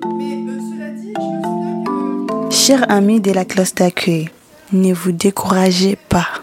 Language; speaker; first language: French; non-native, learner; Ngazidja Comorian